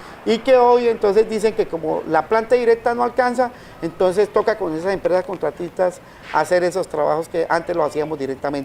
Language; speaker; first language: Spanish; native; Spanish